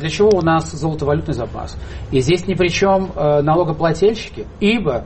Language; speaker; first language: Russian; native; Russian